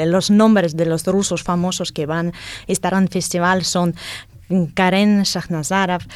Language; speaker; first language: Spanish; non-native, fluent; Russian